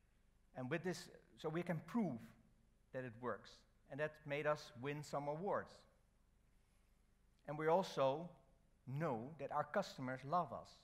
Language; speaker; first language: English; non-native, fluent; Dutch